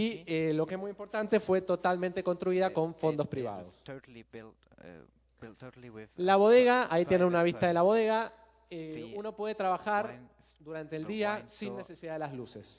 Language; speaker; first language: Spanish; native; Spanish